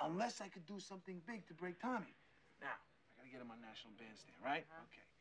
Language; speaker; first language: English; native; English